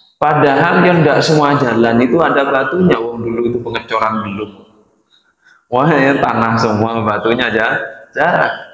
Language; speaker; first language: Indonesian; non-native, local second language; Madurese